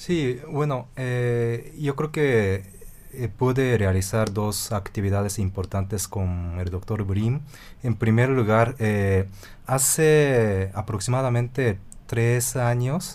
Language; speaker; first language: Spanish; non-native, fluent; Japanese